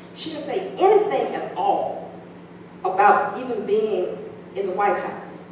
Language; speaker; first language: English; native; English